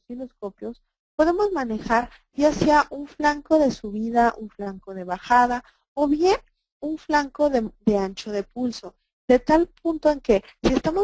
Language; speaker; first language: Spanish; native; Spanish